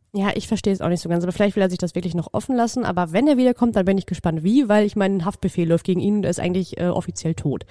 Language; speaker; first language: German; native; German